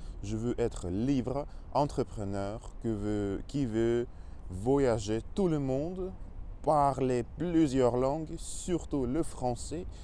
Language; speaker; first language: French; non-native, learner; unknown